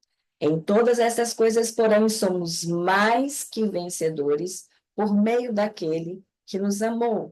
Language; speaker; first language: Portuguese; native; Portuguese